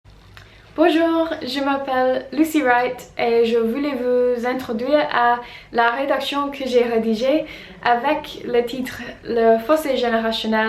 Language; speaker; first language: French; non-native, fluent; English